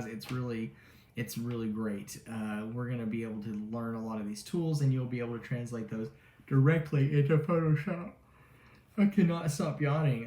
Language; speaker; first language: English; native; English